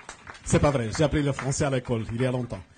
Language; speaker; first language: French; non-native, fluent; Romanian